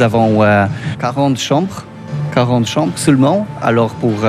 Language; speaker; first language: French; non-native, learner; Polish